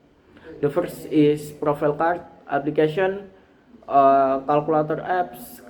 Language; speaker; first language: English; non-native, learner; Indonesian